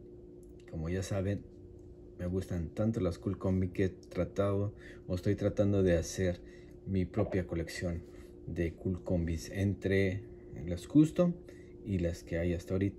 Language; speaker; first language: Spanish; native; Spanish